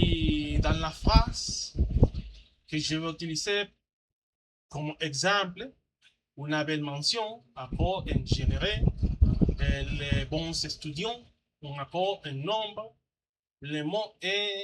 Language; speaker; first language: French; non-native, learner; Spanish